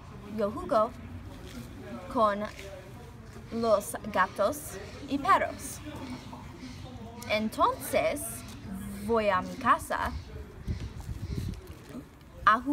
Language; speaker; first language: Spanish; non-native, learner; English